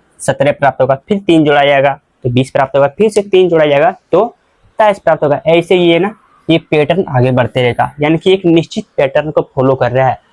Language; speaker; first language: Hindi; native; Hindi